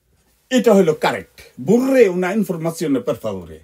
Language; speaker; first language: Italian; non-native, fluent; Bangla